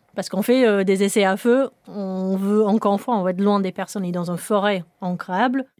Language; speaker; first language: French; non-native, fluent; English